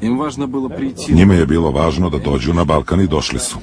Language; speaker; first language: Serbian; native; Serbian